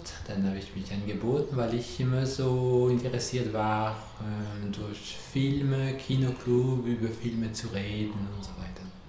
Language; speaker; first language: German; non-native, fluent; French